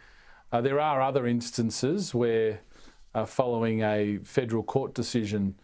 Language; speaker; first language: English; native; English